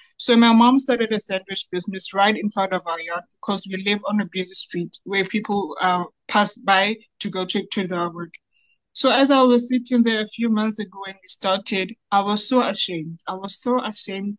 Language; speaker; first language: English; non-native, local second language; Southern Sotho